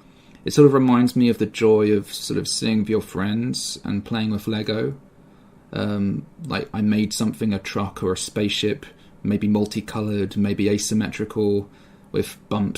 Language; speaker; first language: English; native; English